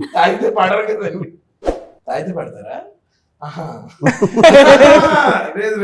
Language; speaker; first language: Telugu; native; Telugu